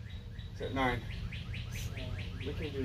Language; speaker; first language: English; native; English